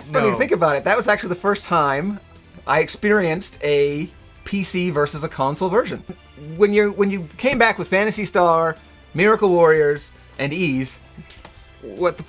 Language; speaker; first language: English; native; English